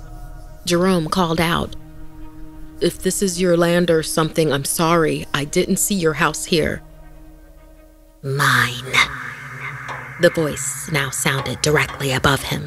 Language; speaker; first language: English; native; English